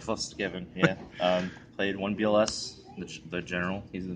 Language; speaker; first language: English; native; English